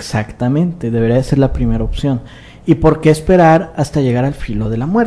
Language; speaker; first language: Spanish; native; Spanish